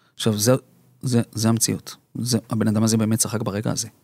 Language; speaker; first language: Hebrew; early bilingual, other home language; Spanish